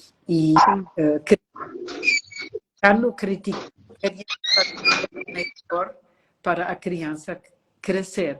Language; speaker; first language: Portuguese; non-native, fluent; German